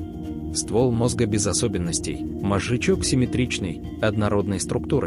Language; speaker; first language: Russian; native; Russian